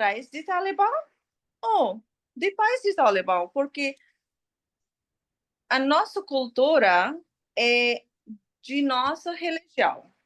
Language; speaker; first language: Portuguese; non-native, learner; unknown